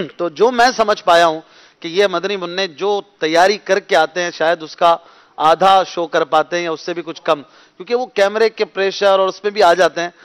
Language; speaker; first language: Urdu; native; Urdu